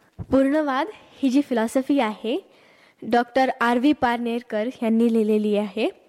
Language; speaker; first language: Marathi; early bilingual, heritage; Marathi